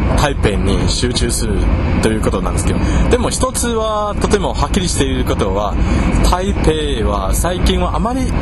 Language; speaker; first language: Japanese; non-native, fluent; Chinese